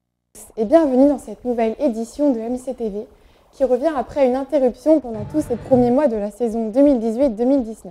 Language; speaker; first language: French; native; French